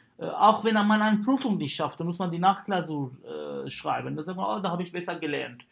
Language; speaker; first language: German; non-native, fluent; Arabic